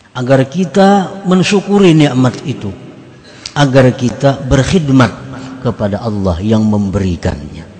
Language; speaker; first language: Indonesian; non-native, local second language; Banjar